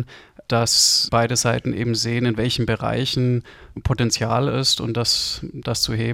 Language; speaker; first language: German; native; German